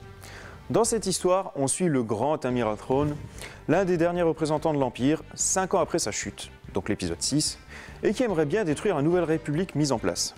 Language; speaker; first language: French; native; French